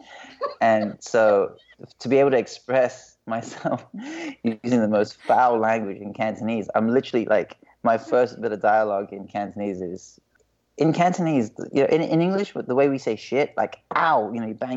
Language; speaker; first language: English; native; English